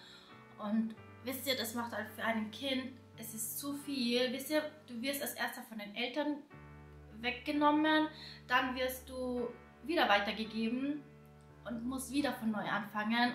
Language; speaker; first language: German; early bilingual, other home language; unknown